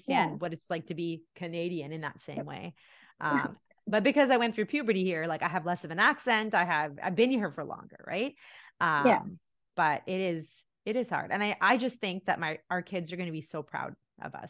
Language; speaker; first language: English; early bilingual, other home language; Tamil